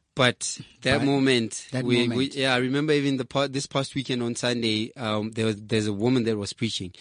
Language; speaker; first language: English; non-native, local second language; Southern Sotho